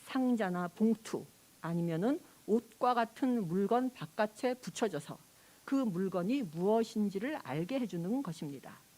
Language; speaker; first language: Korean; native; Korean